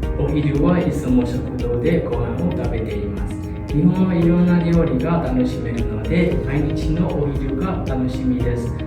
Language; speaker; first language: Japanese; non-native, fluent; Burmese